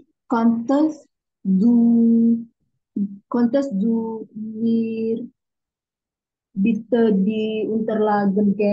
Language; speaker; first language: German; non-native, learner; Indonesian